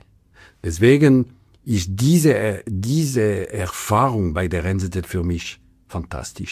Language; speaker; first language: German; non-native, local second language; French